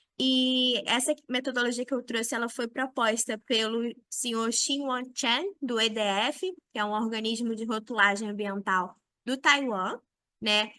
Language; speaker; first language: Portuguese; native; Portuguese